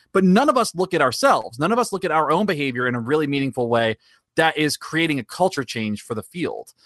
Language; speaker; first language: English; native; English